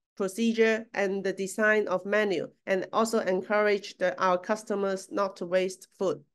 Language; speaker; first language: English; non-native, local second language; Cantonese